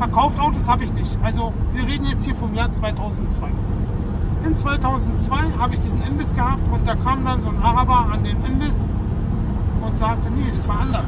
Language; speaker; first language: German; native; German